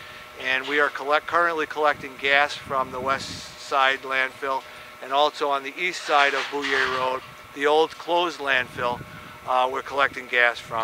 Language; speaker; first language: English; native; English